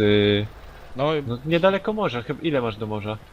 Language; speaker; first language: Polish; native; Polish